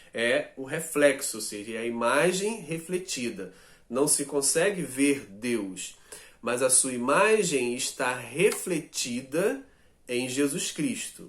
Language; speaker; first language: Portuguese; native; Portuguese